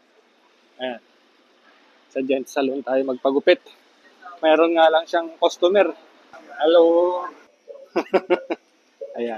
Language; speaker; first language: Filipino; native; Filipino